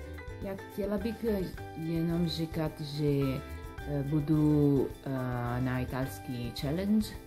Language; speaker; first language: Czech; non-native, learner; Italian